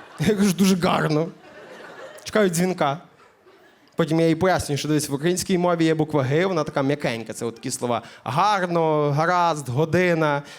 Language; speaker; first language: Ukrainian; native; Ukrainian